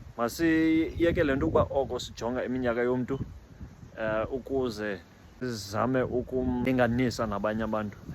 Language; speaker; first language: Xhosa; native; Xhosa